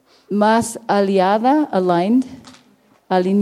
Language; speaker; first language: Spanish; non-native, fluent; English